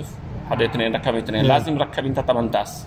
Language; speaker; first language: Arabic; non-native, learner; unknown